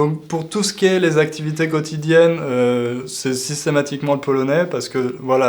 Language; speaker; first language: French; native; French